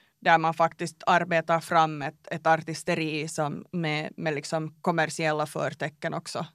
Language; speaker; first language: Swedish; native; Swedish